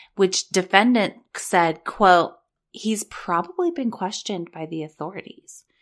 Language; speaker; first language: English; native; English